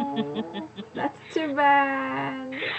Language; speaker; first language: English; non-native, learner; Korean